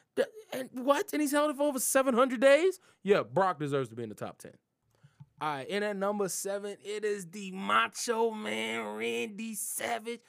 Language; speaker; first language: English; native; English